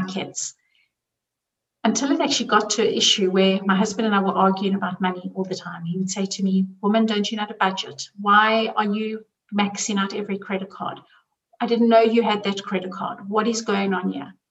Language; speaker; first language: English; native; English